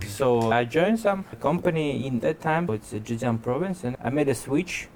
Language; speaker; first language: English; non-native, fluent; Russian